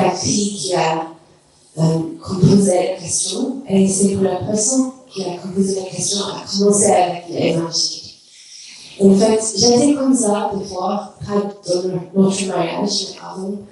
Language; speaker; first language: French; non-native, learner; English